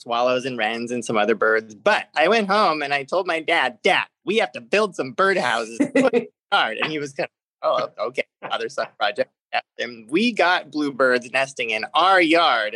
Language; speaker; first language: English; native; English